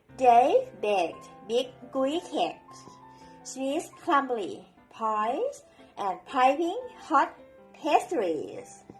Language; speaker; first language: English; non-native, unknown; Thai